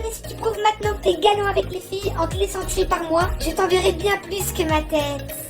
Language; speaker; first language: French; native; French